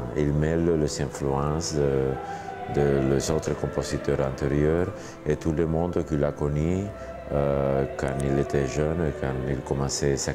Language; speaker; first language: French; non-native, fluent; Spanish